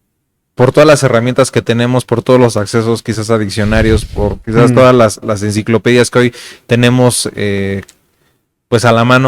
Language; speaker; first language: Spanish; native; Spanish